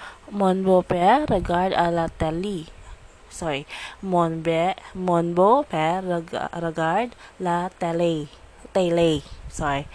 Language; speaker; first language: French; non-native, learner; Filipino